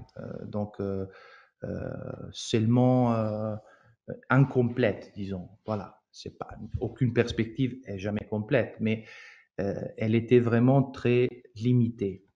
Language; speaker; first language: French; non-native, fluent; Italian